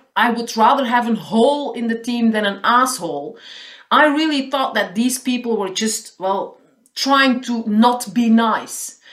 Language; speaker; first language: English; non-native, fluent; Dutch